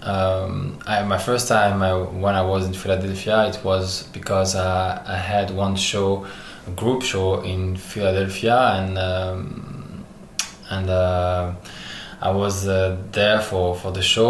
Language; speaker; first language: English; non-native, learner; French